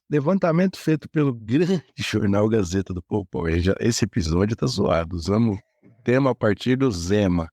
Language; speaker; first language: Portuguese; native; Portuguese